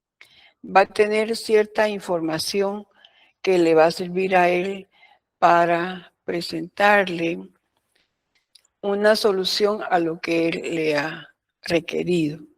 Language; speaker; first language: Spanish; native; Spanish